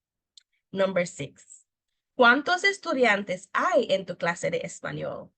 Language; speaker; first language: Spanish; non-native, fluent; English